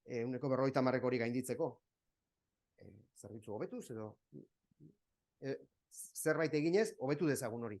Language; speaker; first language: Basque; native; Basque